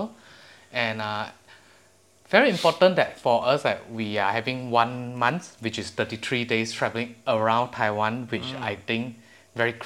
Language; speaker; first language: English; non-native, local second language; Chinese